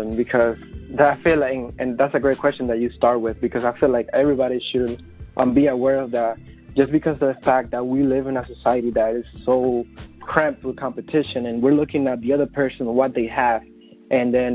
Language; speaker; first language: English; non-native, fluent; Spanish